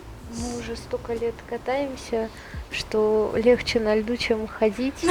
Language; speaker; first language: Russian; native; Russian